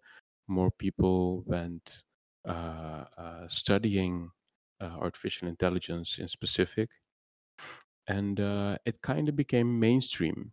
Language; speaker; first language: English; non-native, fluent; Papiamento